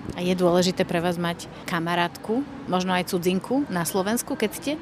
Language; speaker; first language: Slovak; native; Slovak